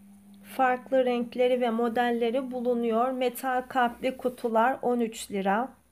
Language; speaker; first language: Turkish; native; Turkish